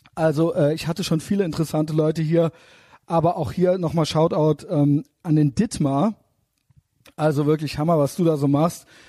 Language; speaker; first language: German; native; German